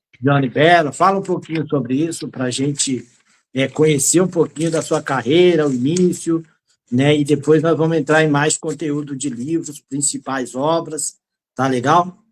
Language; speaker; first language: Portuguese; native; Portuguese